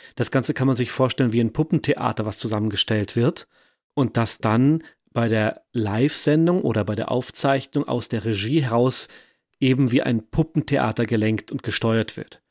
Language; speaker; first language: German; native; German